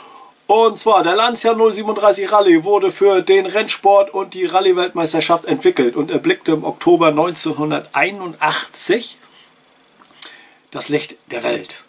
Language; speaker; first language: German; native; German